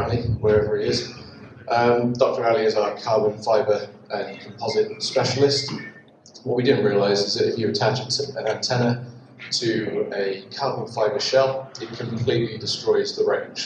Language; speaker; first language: English; native; English